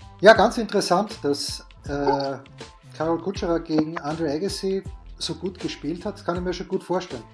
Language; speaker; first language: German; native; German